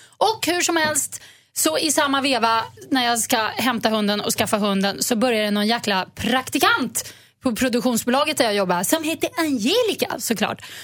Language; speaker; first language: Swedish; native; Swedish